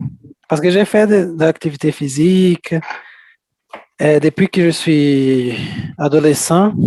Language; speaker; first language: French; non-native, fluent; Portuguese